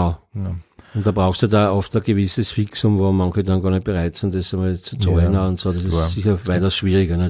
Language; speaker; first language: German; native; German